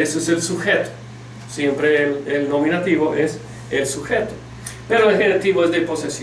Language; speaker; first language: Spanish; non-native, fluent; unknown